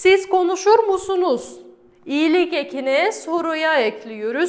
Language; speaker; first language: Turkish; non-native, fluent; Kazakh